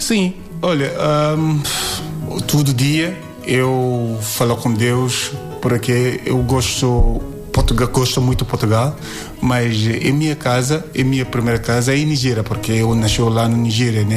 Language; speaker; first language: Portuguese; non-native, learner; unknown